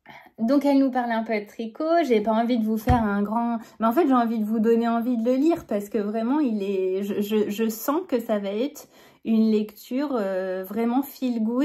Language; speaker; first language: French; native; French